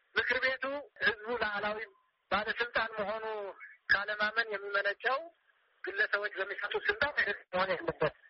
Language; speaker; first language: Amharic; non-native, local second language; Tigrinya